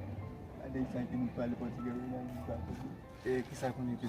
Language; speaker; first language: Portuguese; non-native, learner; Haitian Creole